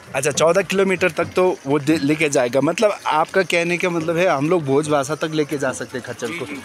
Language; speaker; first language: Hindi; non-native, local second language; Nepali